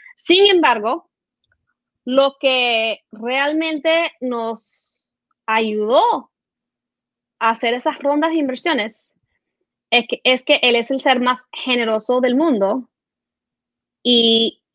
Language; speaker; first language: Spanish; early bilingual, heritage; Spanish